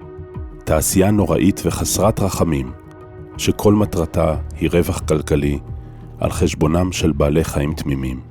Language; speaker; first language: Hebrew; native; Hebrew